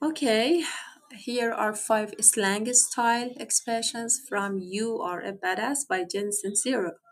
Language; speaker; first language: English; non-native, fluent; Persian